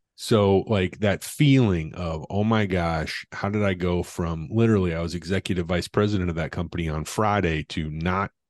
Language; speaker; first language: English; native; English